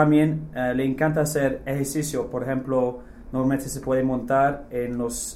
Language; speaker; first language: Spanish; non-native, fluent; English